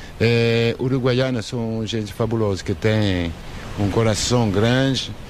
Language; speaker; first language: Portuguese; non-native, learner; French